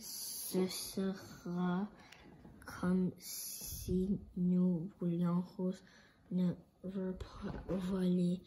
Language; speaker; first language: French; non-native, learner; English